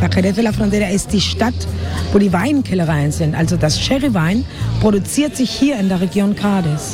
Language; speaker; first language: German; non-native, fluent; Spanish